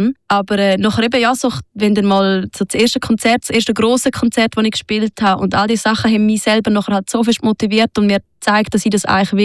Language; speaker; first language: German; native; German